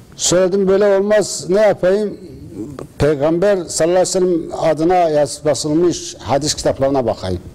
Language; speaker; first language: Turkish; non-native, local second language; Arabic